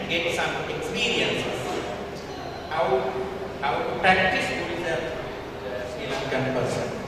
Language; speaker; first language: English; non-native, learner; Sinhala